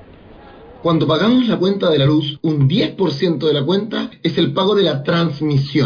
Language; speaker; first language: Spanish; native; Spanish